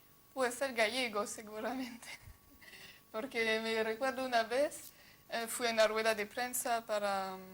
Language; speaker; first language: Spanish; non-native, fluent; French